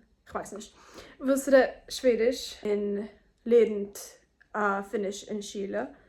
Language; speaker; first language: German; non-native, learner; English